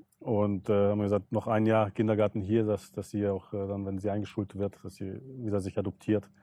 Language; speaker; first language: German; early bilingual, other home language; Russian